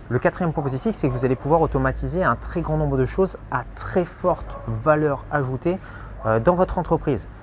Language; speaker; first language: French; native; French